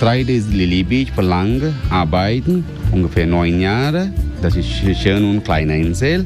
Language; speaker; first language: German; non-native, learner; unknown